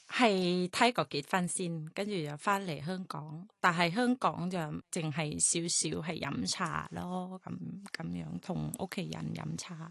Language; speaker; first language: Cantonese; non-native, learner; Thai